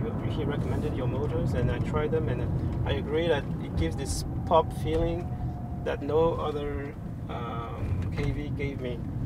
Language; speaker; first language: English; non-native, fluent; French